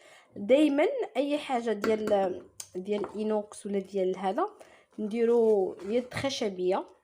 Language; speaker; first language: Arabic; native; Arabic